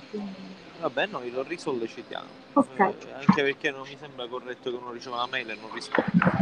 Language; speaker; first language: Italian; native; Italian